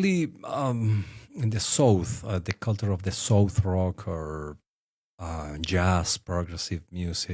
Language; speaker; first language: English; non-native, fluent; Spanish